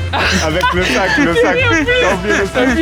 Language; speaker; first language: French; native; French